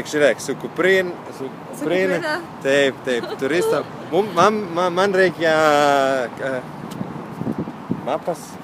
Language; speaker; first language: Lithuanian; non-native, learner; Italian